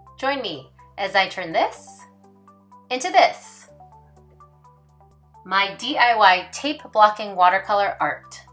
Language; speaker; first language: English; native; English